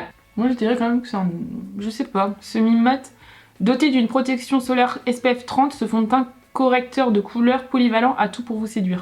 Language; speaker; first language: French; native; French